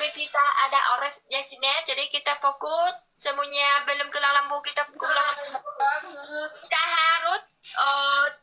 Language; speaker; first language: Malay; non-native, learner; Vietnamese